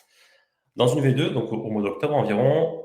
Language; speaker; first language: French; native; French